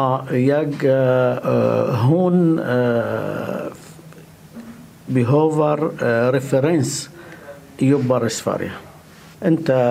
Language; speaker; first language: Swedish; non-native, learner; Arabic